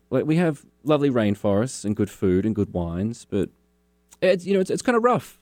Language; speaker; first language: English; native; English